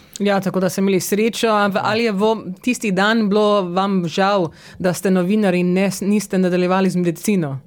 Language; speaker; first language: Slovenian; early bilingual, heritage; Slovenian